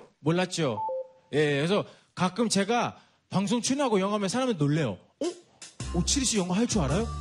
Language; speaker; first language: Korean; non-native, fluent; English